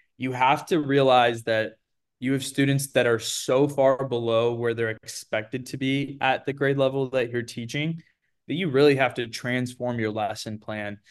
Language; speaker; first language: English; early bilingual, other home language; Portuguese